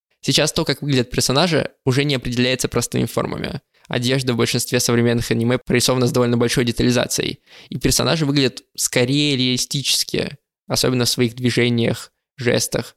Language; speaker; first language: Russian; native; Russian